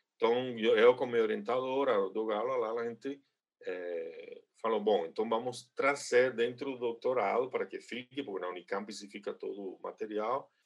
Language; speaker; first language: Portuguese; non-native, fluent; Spanish